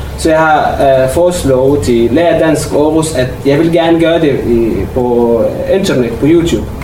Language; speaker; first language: Danish; non-native, fluent; Arabic